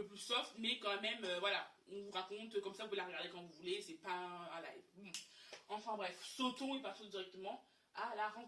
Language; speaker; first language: French; native; French